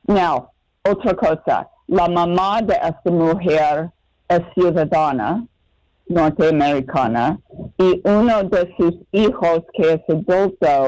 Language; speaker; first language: Spanish; non-native, fluent; English